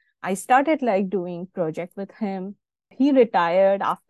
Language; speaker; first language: English; non-native, local second language; Bangla